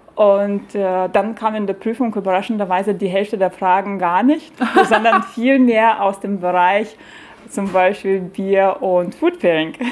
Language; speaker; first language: German; non-native, fluent; Lithuanian